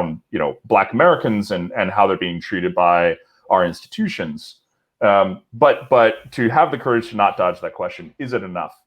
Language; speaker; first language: English; native; English